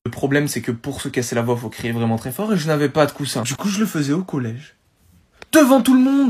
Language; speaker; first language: French; native; French